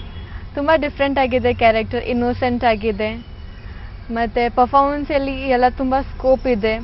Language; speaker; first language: Kannada; early bilingual, heritage; Kannada